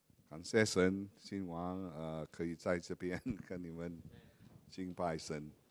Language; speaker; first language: Chinese; non-native, learner; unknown